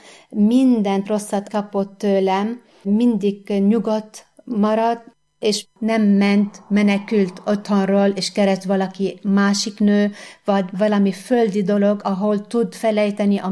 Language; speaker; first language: Hungarian; non-native, fluent; Arabic